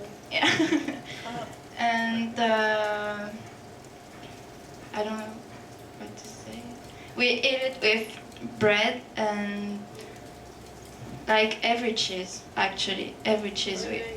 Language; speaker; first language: English; non-native, fluent; French